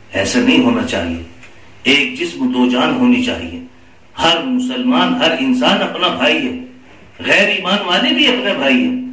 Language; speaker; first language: Urdu; native; Urdu